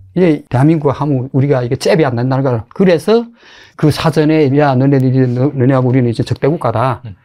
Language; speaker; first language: Korean; native; Korean